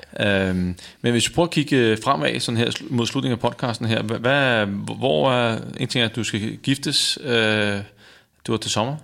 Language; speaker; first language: Danish; native; Danish